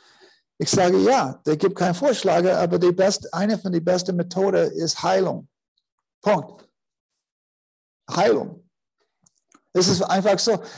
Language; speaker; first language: German; non-native, fluent; English